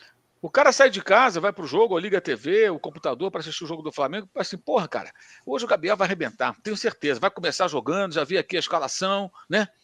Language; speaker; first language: Portuguese; native; Portuguese